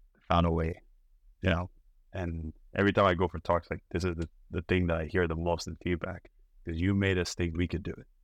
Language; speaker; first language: English; non-native, local second language; Yoruba